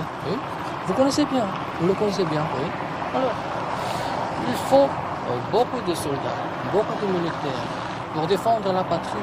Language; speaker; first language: French; non-native, fluent; Korean